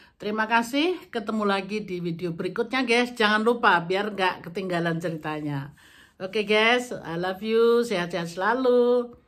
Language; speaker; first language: Indonesian; non-native, local second language; Javanese